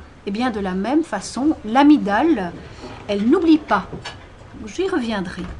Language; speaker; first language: French; native; French